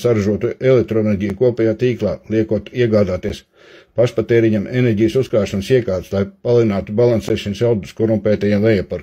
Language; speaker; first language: Latvian; native; Latvian